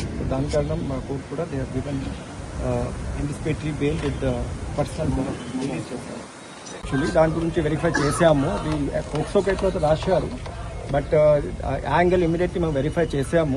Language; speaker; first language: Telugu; non-native, local second language; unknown